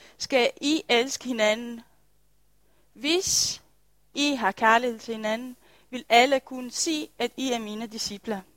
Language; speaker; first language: Danish; non-native, fluent; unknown